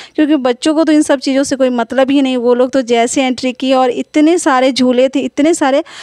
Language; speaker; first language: Hindi; native; Hindi